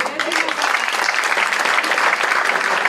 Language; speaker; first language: Hebrew; non-native, local second language; Arabic